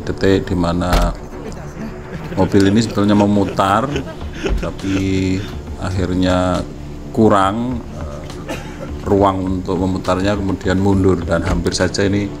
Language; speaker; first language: Indonesian; native; Indonesian